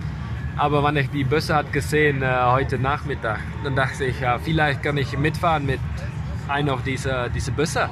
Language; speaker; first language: German; non-native, learner; Dutch